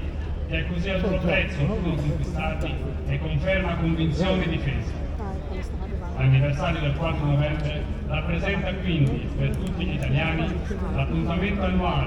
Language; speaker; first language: Italian; native; Italian